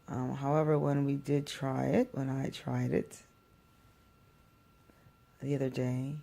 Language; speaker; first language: English; native; English